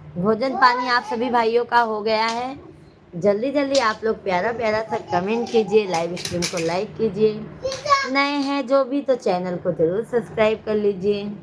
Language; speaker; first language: Hindi; native; Hindi